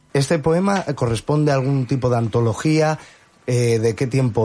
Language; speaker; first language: Spanish; native; Spanish